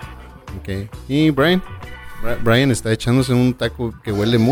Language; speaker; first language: Spanish; native; Spanish